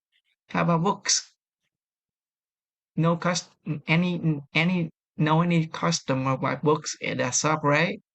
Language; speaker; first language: English; non-native, learner; Vietnamese